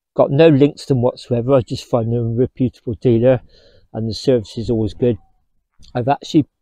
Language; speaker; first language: English; native; English